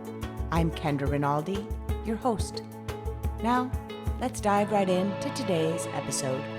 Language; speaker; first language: English; native; English